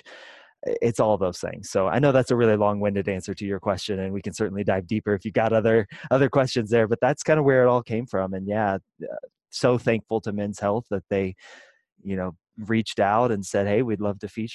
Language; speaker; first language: English; native; English